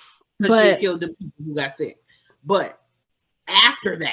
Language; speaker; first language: English; native; English